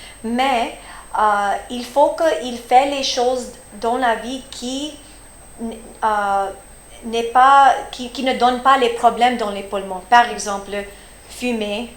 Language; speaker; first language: French; early bilingual, heritage; French